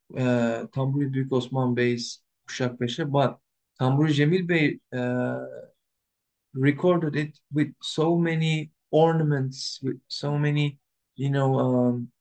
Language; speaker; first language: English; non-native, learner; Turkish